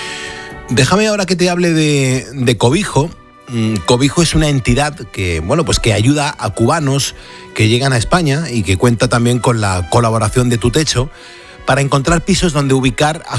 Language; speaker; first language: Spanish; native; Spanish